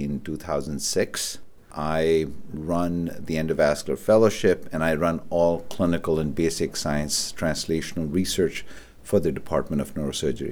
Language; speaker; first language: English; non-native, local second language; Urdu